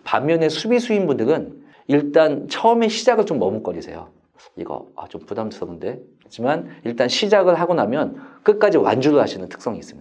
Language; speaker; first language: Korean; native; Korean